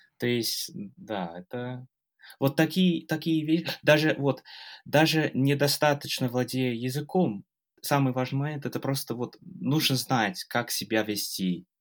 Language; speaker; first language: Russian; non-native, fluent; English